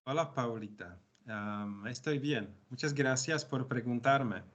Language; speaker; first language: Spanish; non-native, learner; Czech